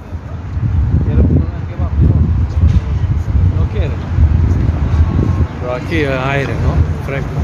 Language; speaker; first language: Spanish; non-native, learner; Macedonian